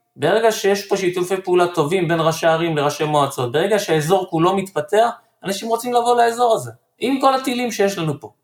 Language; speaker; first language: Hebrew; native; Hebrew